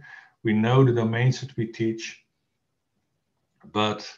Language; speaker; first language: English; non-native, fluent; Dutch